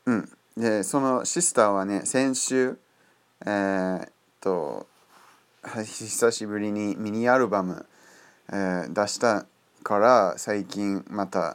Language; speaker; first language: Japanese; non-native, fluent; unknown